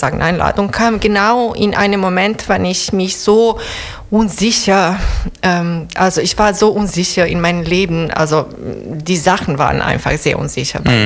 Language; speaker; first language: German; non-native, fluent; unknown